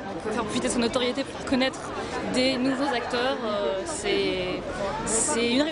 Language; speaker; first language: French; native; French